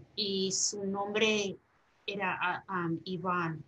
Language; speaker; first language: Spanish; early bilingual, heritage; Spanish